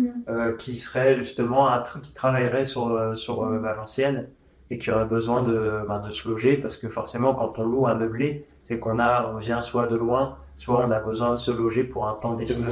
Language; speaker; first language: French; native; French